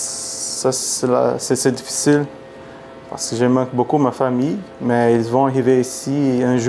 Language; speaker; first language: French; non-native, learner; Portuguese